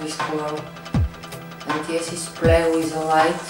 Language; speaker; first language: English; non-native, learner; Bulgarian